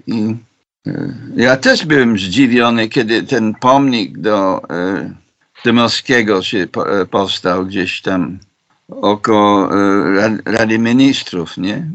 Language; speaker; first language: Polish; non-native, fluent; English